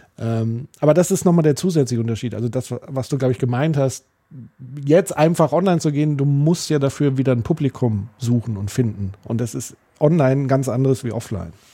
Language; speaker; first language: German; native; German